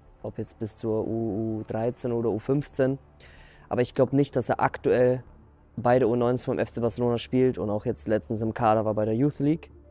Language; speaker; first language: German; native; German